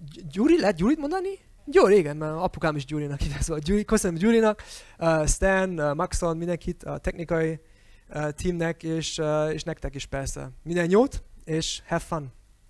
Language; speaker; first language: Hungarian; early bilingual, heritage; Hungarian